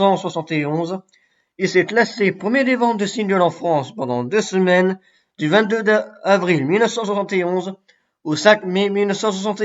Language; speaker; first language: French; native; French